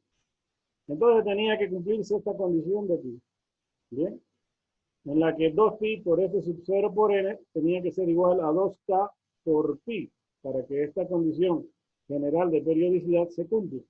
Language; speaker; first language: Spanish; native; Spanish